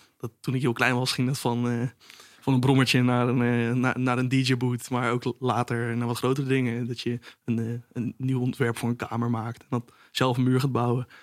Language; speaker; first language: Dutch; native; Dutch